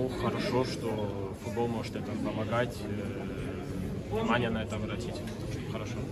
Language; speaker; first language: Russian; early bilingual, heritage; Russian